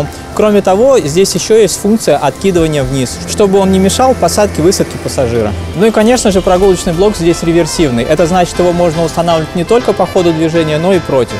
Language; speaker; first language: Russian; native; Russian